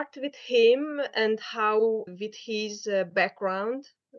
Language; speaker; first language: English; non-native, fluent; Hungarian